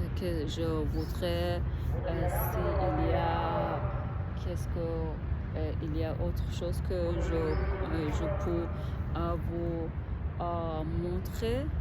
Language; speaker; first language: French; non-native, learner; Persian